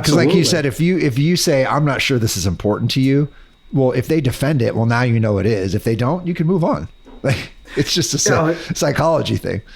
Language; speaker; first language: English; native; English